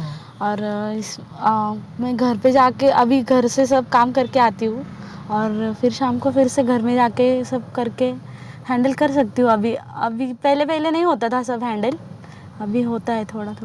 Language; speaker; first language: Hindi; non-native, local second language; Marathi